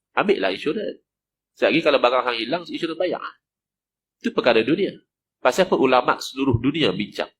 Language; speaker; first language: Malay; native; Malay